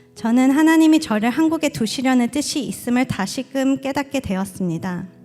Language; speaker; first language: Korean; early bilingual, heritage; Korean